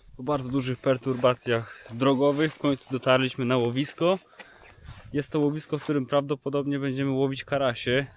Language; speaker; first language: Polish; native; Polish